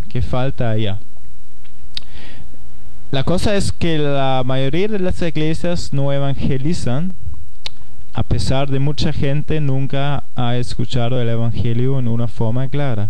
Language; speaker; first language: Spanish; non-native, fluent; German